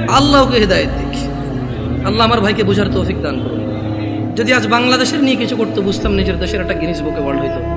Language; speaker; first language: Bangla; early bilingual, heritage; Bangla